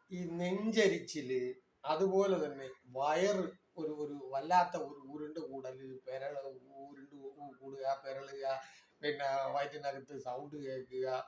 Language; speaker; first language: Malayalam; non-native, local second language; Tamil